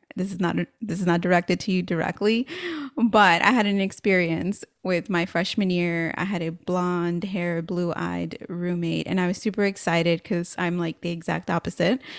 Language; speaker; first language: English; native; English